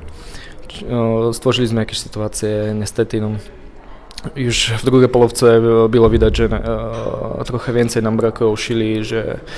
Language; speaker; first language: Polish; non-native, learner; Slovak